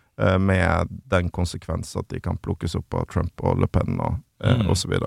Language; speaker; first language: Norwegian; native; Norwegian